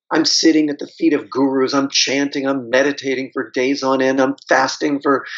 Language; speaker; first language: English; native; English